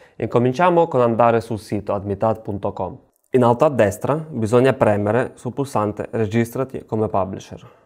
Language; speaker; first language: Italian; non-native, fluent; Russian